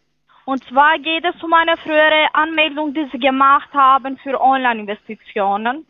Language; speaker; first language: German; non-native, fluent; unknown